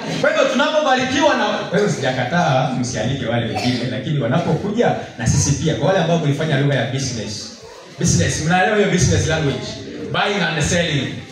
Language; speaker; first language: Swahili; non-native, local second language; Gusii